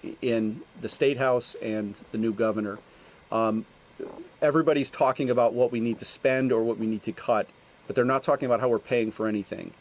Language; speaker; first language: English; native; English